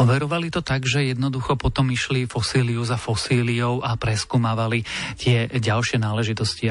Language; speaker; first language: Slovak; native; Slovak